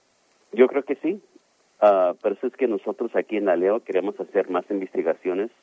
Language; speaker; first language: Spanish; early bilingual, heritage; Spanish